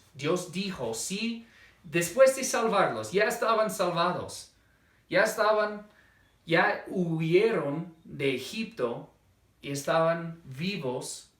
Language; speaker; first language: Spanish; non-native, fluent; English